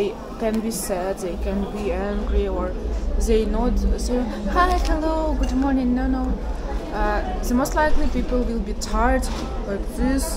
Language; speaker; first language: English; non-native, learner; Russian